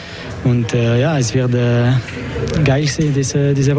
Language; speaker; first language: German; non-native, local second language; French